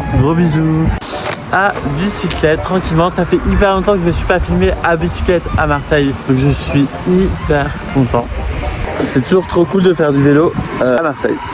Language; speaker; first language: French; native; French